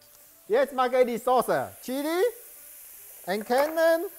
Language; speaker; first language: German; non-native, learner; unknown